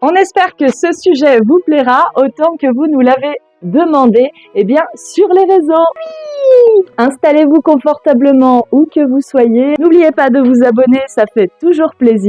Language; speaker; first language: French; native; French